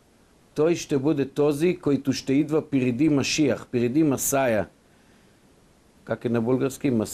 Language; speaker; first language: Bulgarian; non-native, fluent; Hebrew